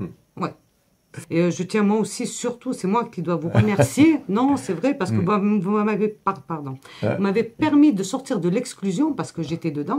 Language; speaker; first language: French; native; French